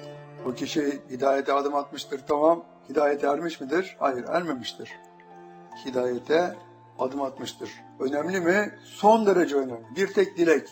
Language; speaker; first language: Turkish; native; Turkish